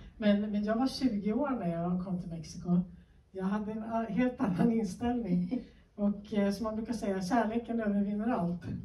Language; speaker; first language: Swedish; native; Swedish